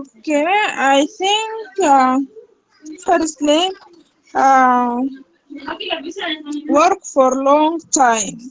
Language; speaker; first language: English; non-native, learner; Arabic